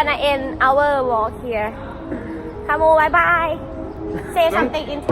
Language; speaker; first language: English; non-native, learner; Thai